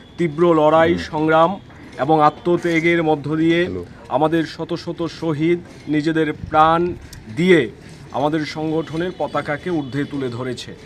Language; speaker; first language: Bangla; native; Bangla